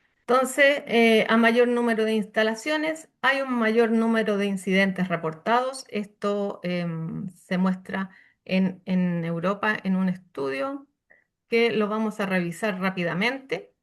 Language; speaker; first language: Spanish; native; Spanish